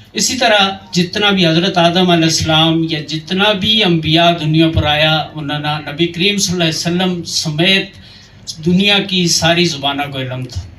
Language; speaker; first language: Urdu; non-native, local second language; Gujari